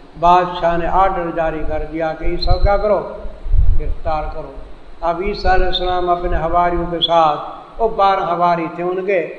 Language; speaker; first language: Urdu; non-native, local second language; Saraiki